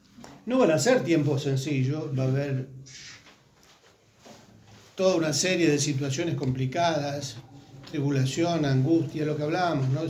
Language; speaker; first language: Spanish; native; Spanish